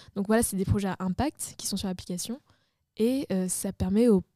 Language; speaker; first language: French; native; French